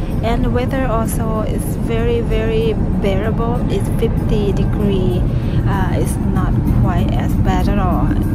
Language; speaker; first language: English; non-native, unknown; Thai